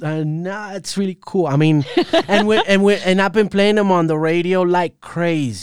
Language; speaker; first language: English; non-native, fluent; Spanish